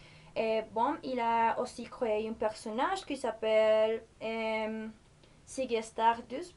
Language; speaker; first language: French; non-native, learner; Spanish